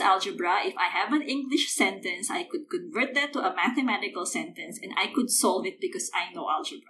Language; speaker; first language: English; non-native, local second language; Filipino